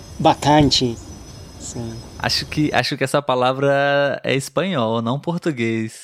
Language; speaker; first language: Portuguese; non-native, learner; Spanish